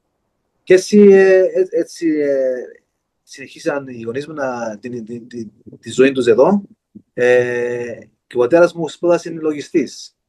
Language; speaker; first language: Greek; early bilingual, heritage; Greek